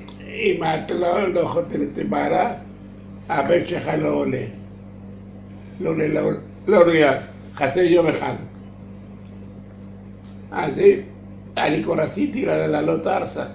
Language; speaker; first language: Hebrew; non-native, learner; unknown